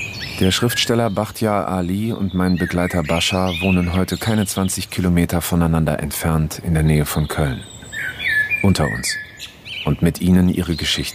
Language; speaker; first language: German; native; German